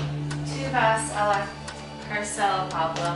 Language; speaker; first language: Spanish; non-native, learner; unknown